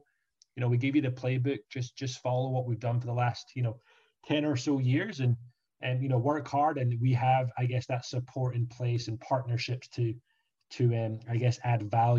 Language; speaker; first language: English; native; English